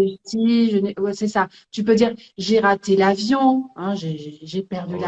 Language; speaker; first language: French; native; French